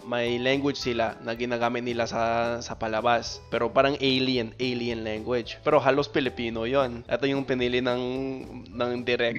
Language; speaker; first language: Filipino; non-native, fluent; English